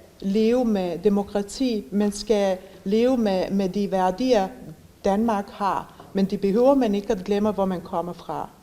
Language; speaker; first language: Danish; non-native, fluent; Bosnian